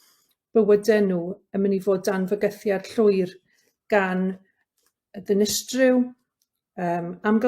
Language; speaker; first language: Welsh; native; Welsh